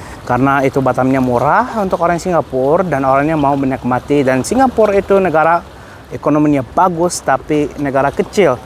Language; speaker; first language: Indonesian; non-native, fluent; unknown